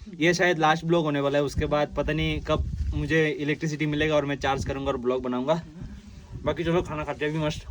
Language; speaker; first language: Hindi; non-native, local second language; Bangla